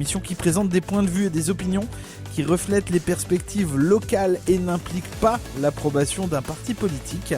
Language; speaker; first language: French; native; French